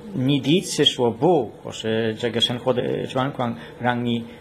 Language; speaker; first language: Chinese; non-native, fluent; Polish